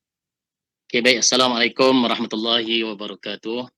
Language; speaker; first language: Malay; native; Malay